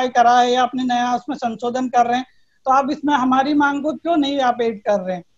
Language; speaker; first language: Hindi; native; Hindi